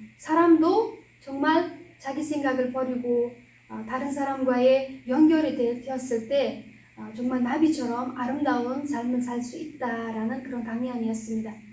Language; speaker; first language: Korean; non-native, fluent; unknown